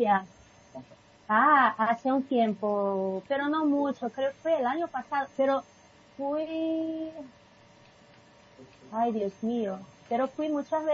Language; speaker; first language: Spanish; non-native, fluent; Portuguese